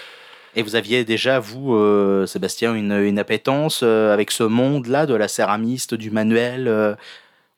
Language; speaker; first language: French; native; French